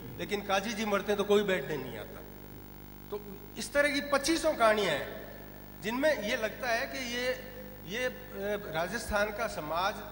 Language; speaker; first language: Hindi; non-native, local second language; Rajasthani